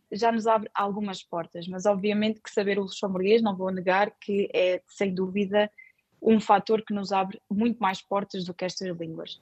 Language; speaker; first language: Portuguese; native; Portuguese